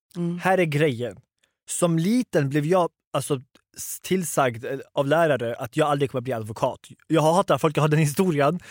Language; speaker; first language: Swedish; early bilingual, other home language; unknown